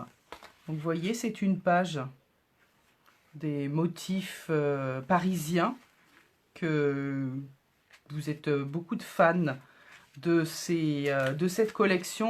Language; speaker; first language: French; native; French